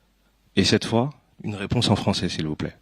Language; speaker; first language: French; native; French